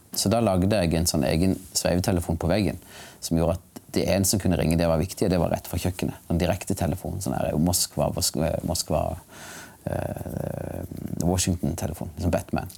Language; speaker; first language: Norwegian; native; Norwegian